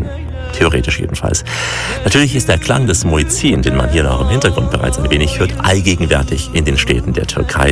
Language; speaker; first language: German; native; German